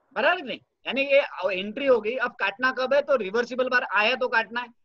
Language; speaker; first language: Hindi; non-native, local second language; Marathi